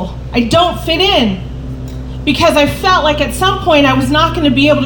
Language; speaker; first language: English; native; English